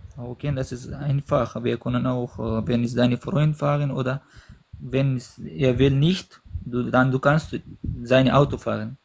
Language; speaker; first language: German; non-native, learner; Pashto